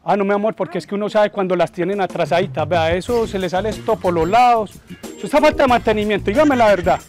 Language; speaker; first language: Spanish; native; Spanish